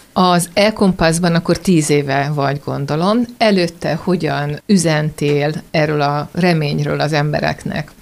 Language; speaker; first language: Hungarian; native; Hungarian